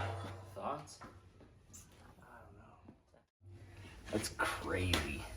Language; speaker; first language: English; native; English